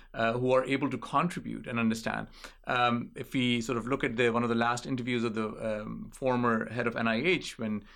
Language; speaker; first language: English; non-native, local second language; Urdu